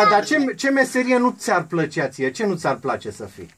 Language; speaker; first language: Romanian; native; Romanian